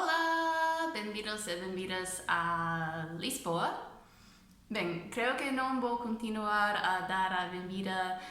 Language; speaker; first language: Portuguese; non-native, fluent; English